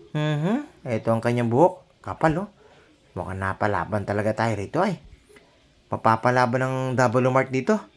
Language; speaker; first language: Filipino; native; Filipino